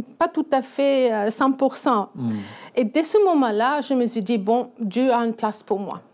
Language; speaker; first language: French; non-native, fluent; Icelandic